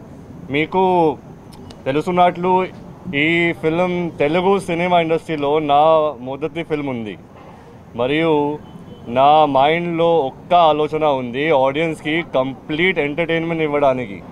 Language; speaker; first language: Telugu; non-native, learner; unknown